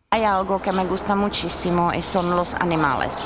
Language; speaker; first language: Spanish; non-native, learner; Czech